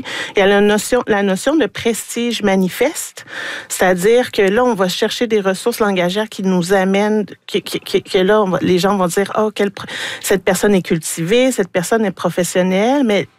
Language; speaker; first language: French; native; French